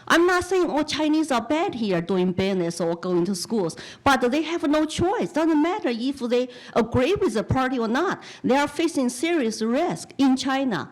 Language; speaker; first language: English; non-native, fluent; Chinese